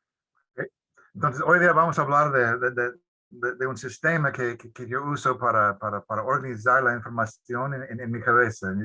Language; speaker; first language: Spanish; non-native, fluent; English